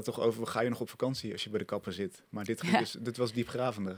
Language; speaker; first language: Dutch; native; Dutch